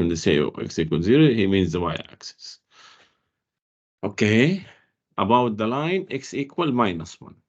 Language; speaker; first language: English; non-native, fluent; Arabic